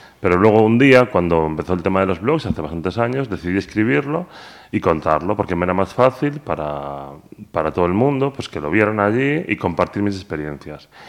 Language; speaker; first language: Spanish; native; Spanish